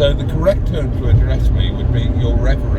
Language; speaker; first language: English; native; English